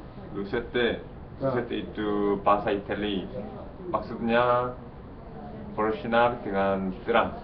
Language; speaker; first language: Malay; non-native, learner; Korean